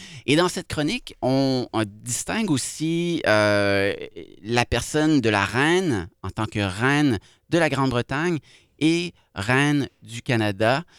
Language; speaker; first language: French; native; French